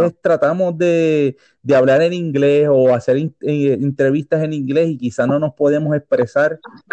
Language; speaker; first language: Spanish; native; Spanish